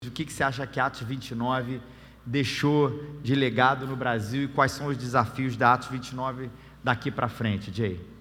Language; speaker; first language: Portuguese; native; Portuguese